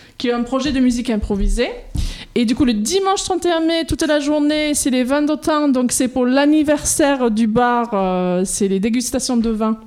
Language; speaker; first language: French; non-native, fluent; English